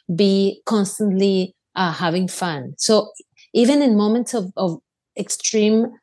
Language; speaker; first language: English; non-native, fluent; Spanish